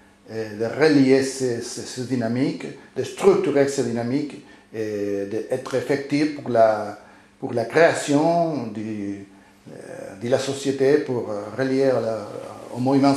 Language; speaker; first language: French; non-native, fluent; Spanish